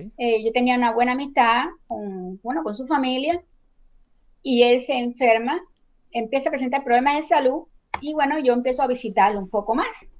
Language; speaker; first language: Spanish; native; Spanish